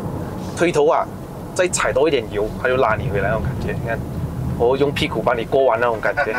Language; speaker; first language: Chinese; native; Chinese